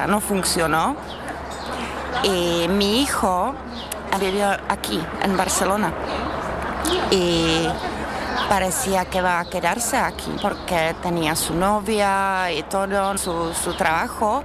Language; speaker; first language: Spanish; non-native, fluent; Czech